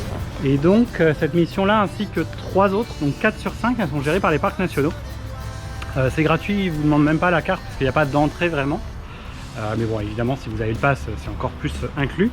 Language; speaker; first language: French; native; French